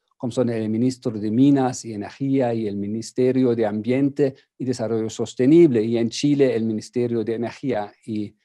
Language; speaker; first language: Spanish; non-native, fluent; German